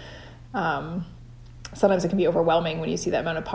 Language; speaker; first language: English; native; English